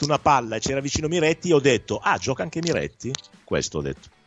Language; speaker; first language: Italian; native; Italian